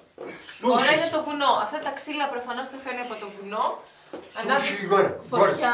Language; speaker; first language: Greek; native; Greek